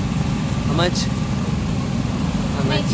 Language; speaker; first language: English; non-native, learner; Russian